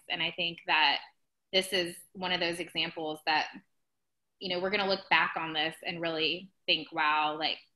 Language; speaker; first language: English; native; English